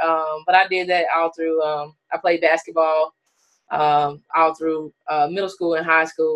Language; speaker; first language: English; native; English